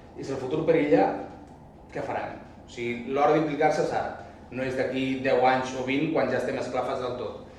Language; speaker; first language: Catalan; non-native, local second language; Spanish